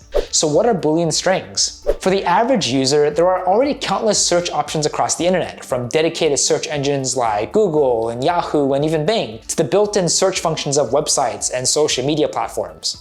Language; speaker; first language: English; native; English